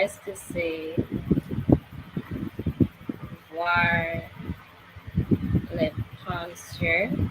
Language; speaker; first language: French; non-native, learner; English